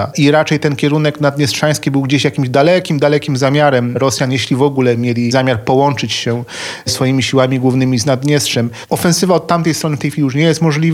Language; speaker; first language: Polish; native; Polish